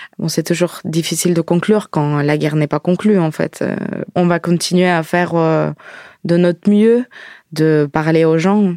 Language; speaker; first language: French; non-native, fluent; Ukrainian